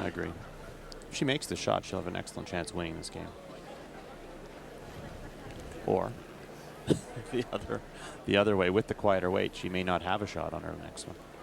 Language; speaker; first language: English; native; English